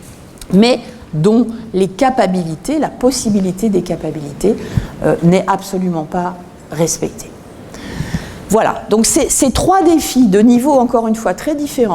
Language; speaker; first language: French; native; French